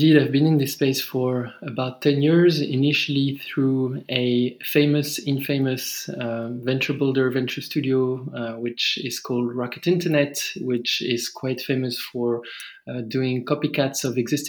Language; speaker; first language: English; non-native, fluent; French